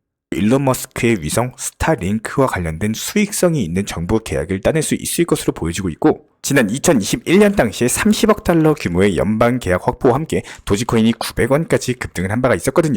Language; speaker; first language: Korean; native; Korean